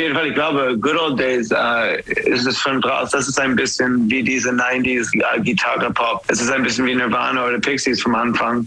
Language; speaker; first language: German; non-native, learner; English